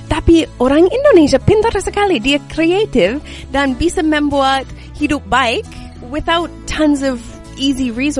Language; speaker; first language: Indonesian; non-native, learner; English